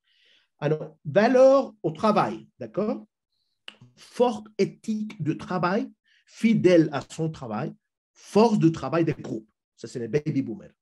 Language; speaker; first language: French; non-native, fluent; Spanish